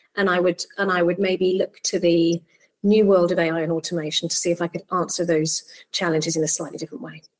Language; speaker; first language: English; native; English